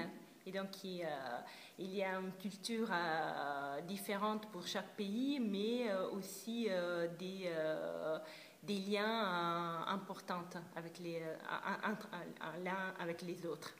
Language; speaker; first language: French; non-native, fluent; Italian